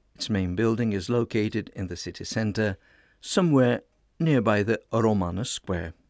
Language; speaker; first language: English; non-native, fluent; Romanian